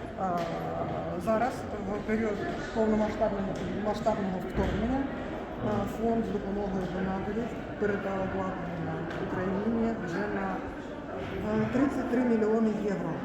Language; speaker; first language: Ukrainian; native; Ukrainian